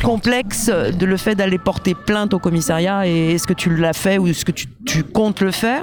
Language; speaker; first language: French; native; French